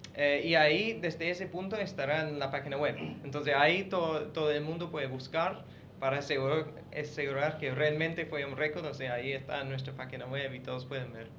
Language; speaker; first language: Spanish; non-native, fluent; English